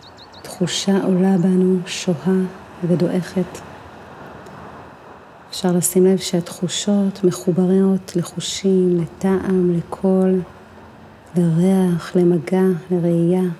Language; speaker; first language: Hebrew; native; Hebrew